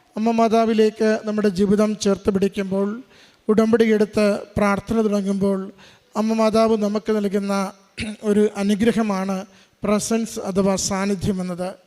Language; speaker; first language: Malayalam; native; Malayalam